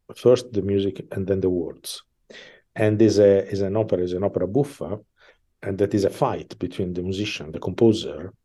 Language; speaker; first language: English; non-native, fluent; Italian